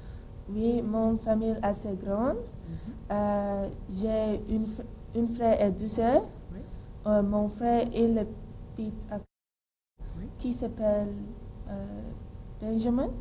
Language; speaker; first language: French; non-native, learner; English